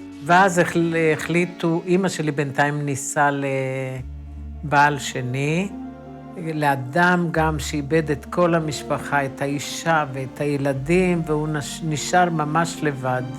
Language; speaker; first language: Hebrew; early bilingual, other home language; Romany